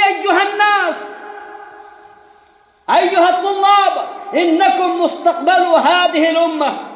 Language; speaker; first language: Arabic; non-native, fluent; Urdu